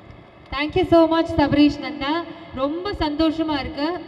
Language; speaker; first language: Tamil; native; Tamil